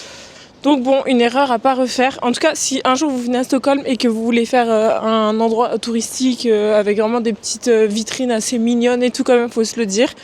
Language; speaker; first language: French; native; French